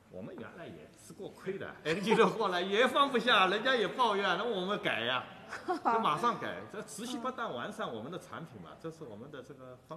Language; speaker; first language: Chinese; native; Chinese